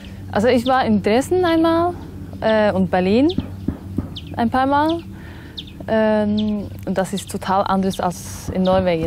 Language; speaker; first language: German; non-native, fluent; Norwegian